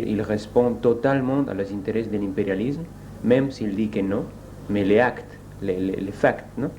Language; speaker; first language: French; non-native, learner; Spanish